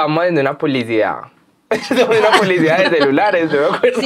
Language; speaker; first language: Spanish; native; Spanish